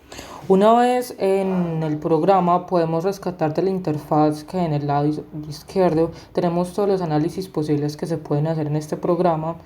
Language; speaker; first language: Spanish; native; Spanish